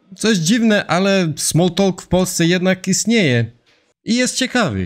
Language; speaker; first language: Polish; non-native, fluent; Serbian